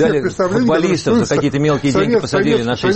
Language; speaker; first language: Russian; native; Russian